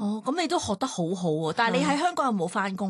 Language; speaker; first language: Cantonese; native; Cantonese